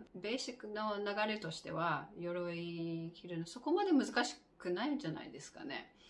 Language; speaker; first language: Japanese; non-native, fluent; English